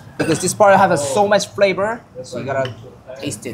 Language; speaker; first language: English; non-native, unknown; Korean